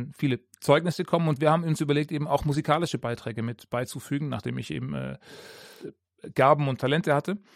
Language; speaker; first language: German; native; German